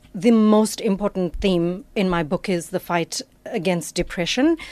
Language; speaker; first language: English; native; English